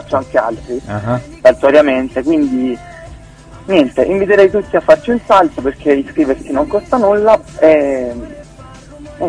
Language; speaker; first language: Italian; native; Italian